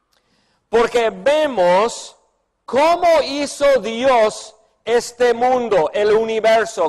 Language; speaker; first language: Spanish; non-native, fluent; English